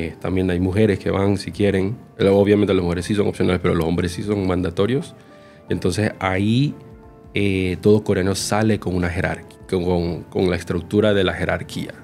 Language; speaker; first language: Spanish; early bilingual, other home language; Korean